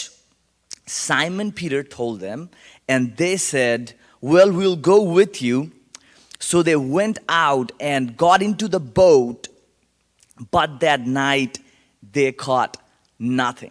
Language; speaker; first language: English; non-native, local second language; Bangla